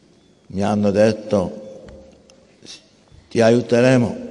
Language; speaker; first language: Italian; non-native, fluent; Polish